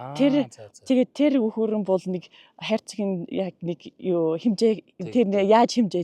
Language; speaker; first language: Mongolian; non-native, learner; English